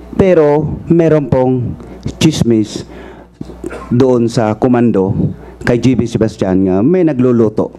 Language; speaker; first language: Filipino; non-native, local second language; Cebuano